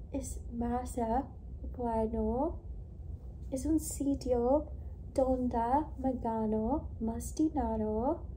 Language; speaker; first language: Spanish; non-native, learner; English